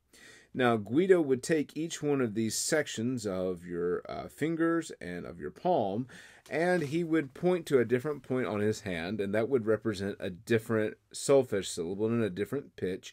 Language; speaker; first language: English; native; English